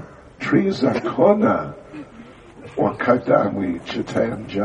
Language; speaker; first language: Russian; non-native, learner; English